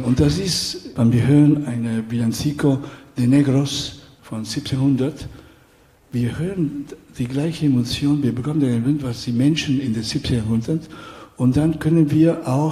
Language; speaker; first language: German; non-native, fluent; Catalan